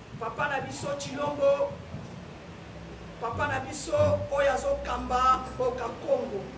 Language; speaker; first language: Lingala; non-native, local second language; Kongo